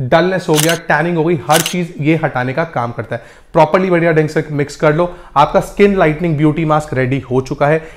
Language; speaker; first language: Hindi; native; Hindi